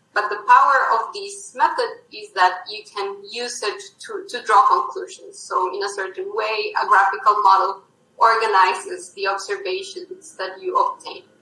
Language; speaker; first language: English; non-native, fluent; Spanish